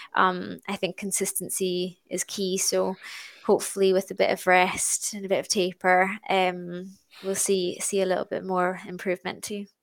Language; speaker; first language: English; native; English